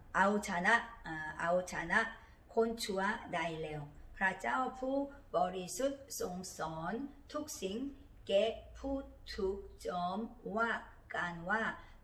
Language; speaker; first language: Thai; non-native, learner; Korean